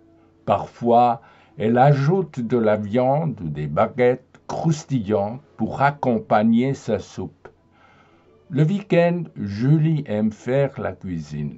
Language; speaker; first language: French; non-native, fluent; German